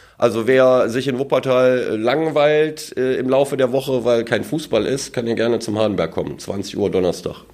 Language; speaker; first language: German; early bilingual, other home language; Turkish